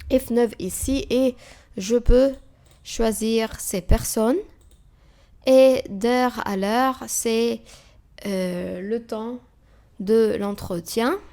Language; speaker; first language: French; non-native, fluent; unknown